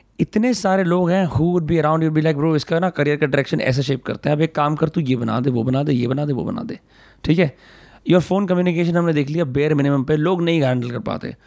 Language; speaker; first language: Hindi; native; Hindi